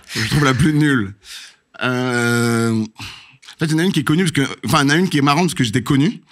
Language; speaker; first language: French; native; French